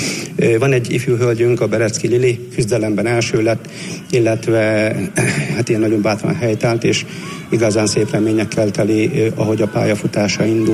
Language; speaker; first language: Hungarian; native; Hungarian